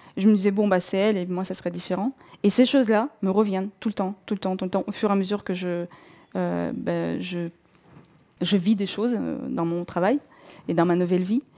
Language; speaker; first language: French; non-native, fluent; Russian